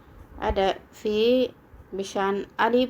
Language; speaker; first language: Arabic; non-native, learner; Oromo